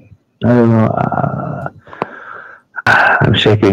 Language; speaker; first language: English; non-native, learner; Indonesian